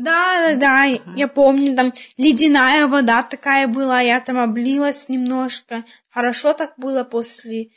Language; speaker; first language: Russian; early bilingual, heritage; Russian